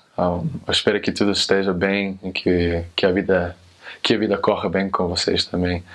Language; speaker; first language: Portuguese; non-native, fluent; English